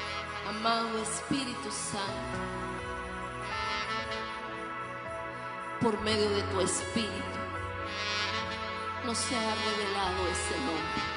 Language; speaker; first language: Spanish; native; Spanish